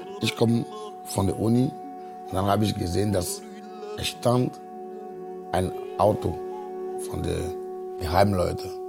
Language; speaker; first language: German; non-native, fluent; Ewe